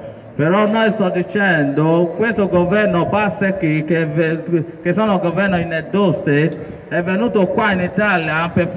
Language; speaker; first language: Italian; non-native, learner; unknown